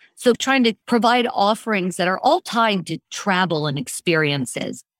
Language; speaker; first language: English; native; English